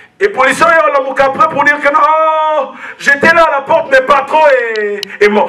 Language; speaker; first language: French; non-native, local second language; Lingala